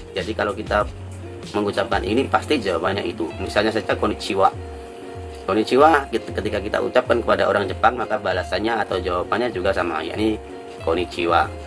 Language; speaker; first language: Indonesian; native; Indonesian